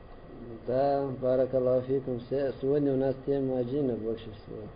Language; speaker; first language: Russian; non-native, learner; Arabic